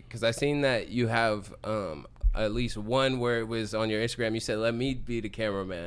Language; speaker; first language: English; native; English